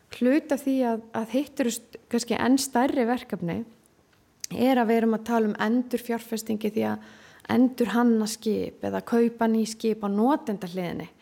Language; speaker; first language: Icelandic; native; Icelandic